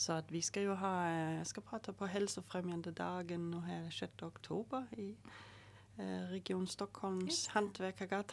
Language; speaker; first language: Swedish; native; Swedish